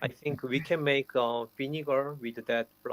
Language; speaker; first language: English; non-native, learner; Korean